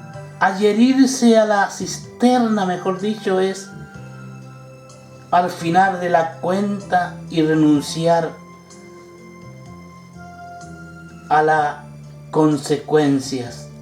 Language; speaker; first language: Spanish; native; Spanish